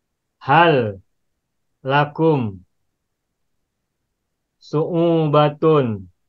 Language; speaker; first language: Arabic; non-native, fluent; Indonesian